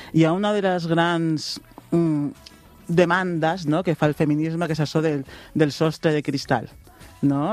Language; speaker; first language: Catalan; non-native, local second language; Spanish